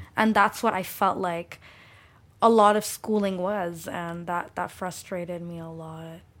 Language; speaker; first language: English; early bilingual, other home language; Bangla